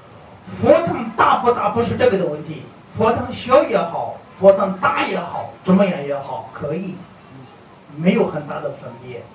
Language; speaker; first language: Chinese; non-native, fluent; Tibetan